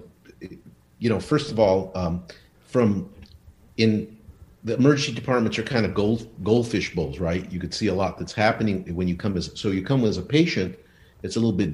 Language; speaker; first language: English; early bilingual, other home language; Spanish